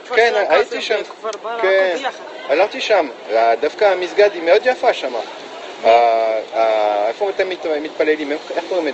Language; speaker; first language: Hebrew; non-native, fluent; French